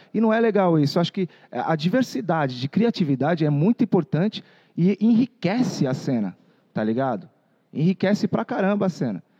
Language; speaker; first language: Portuguese; native; Portuguese